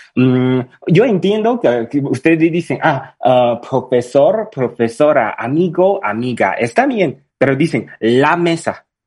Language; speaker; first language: Spanish; non-native, fluent; Chinese